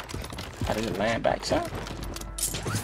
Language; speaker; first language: English; native; English